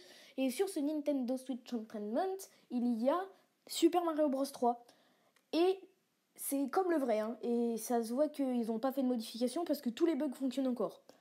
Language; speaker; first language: French; native; French